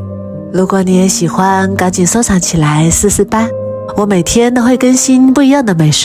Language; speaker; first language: Chinese; native; Chinese